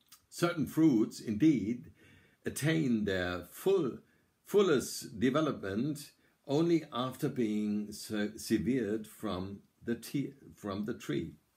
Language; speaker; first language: English; non-native, fluent; German